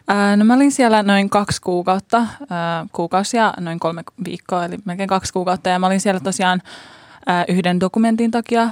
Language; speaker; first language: Finnish; early bilingual, other home language; Persian